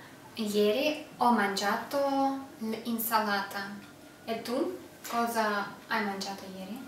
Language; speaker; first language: Italian; non-native, learner; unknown